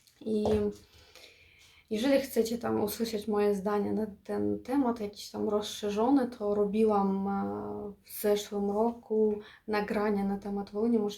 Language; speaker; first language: Polish; non-native, fluent; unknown